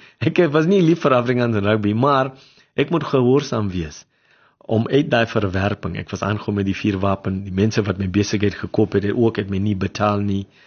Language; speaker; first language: Afrikaans; non-native, local second language; English